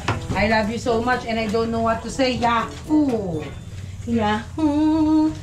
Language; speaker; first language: English; non-native, local second language; Filipino